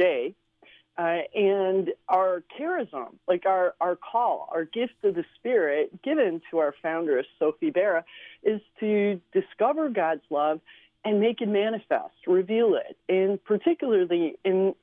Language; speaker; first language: English; early bilingual, other home language; Slovenian